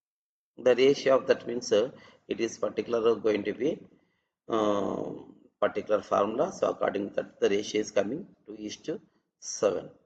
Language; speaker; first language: English; non-native, local second language; Telugu